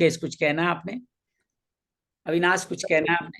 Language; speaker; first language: Hindi; native; Hindi